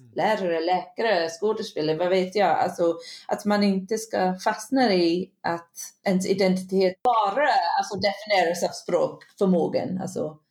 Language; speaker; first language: Swedish; non-native, fluent; English